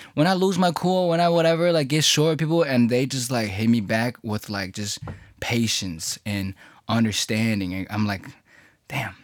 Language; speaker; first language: English; early bilingual, other home language; Chinese